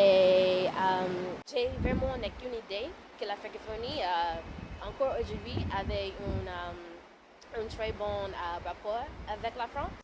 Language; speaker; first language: French; non-native, learner; English